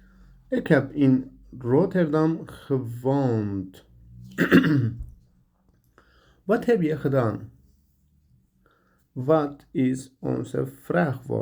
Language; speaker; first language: Dutch; non-native, learner; Turkish